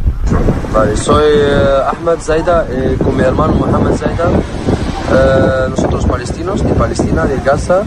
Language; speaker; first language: Spanish; non-native, learner; Arabic